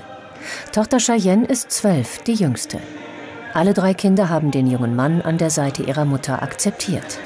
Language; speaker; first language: German; native; German